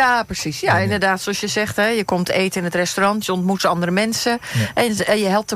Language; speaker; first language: Dutch; native; Dutch